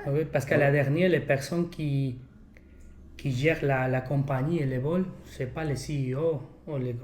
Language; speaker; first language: French; non-native, fluent; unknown